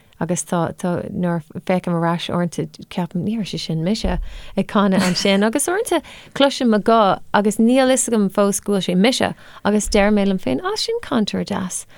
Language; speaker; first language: Irish; non-native, local second language; English